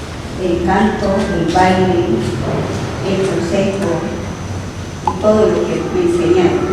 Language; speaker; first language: Spanish; non-native, local second language; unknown